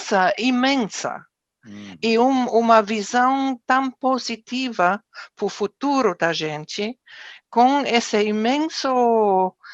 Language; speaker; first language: Portuguese; non-native, fluent; German